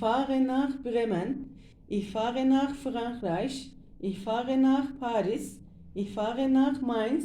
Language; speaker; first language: German; non-native, learner; Turkish